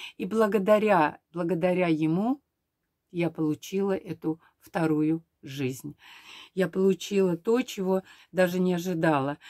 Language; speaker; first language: Russian; native; Russian